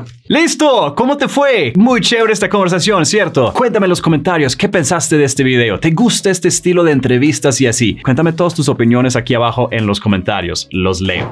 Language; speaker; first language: Spanish; native; Spanish